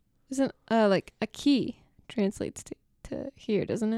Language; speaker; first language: English; native; English